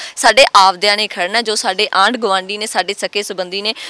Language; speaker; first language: Punjabi; native; Punjabi